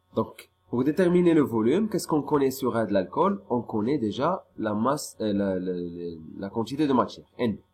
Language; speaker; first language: French; non-native, local second language; Arabic